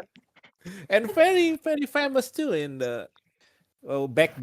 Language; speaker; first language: English; non-native, learner; Indonesian